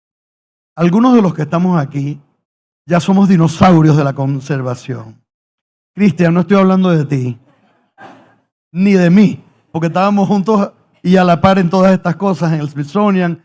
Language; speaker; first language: Spanish; native; Spanish